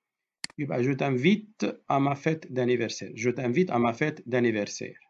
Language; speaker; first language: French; non-native, fluent; Arabic